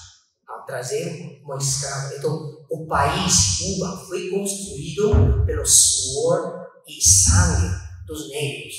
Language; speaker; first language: Portuguese; non-native, fluent; Chinese